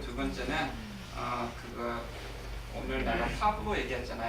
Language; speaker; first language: Korean; early bilingual, heritage; English